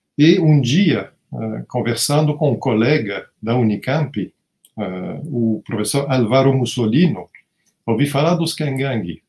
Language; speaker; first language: Portuguese; non-native, fluent; French